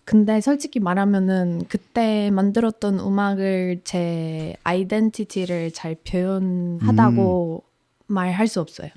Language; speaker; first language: Korean; non-native, fluent; Polish